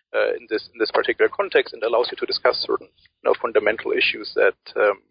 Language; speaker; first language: English; early bilingual, other home language; German